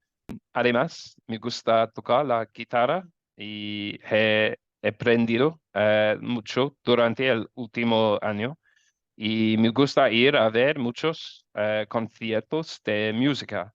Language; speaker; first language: Spanish; non-native, learner; English